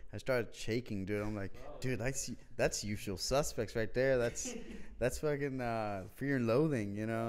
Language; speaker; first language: English; early bilingual, other home language; Spanish